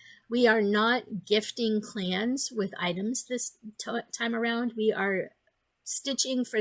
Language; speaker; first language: English; native; English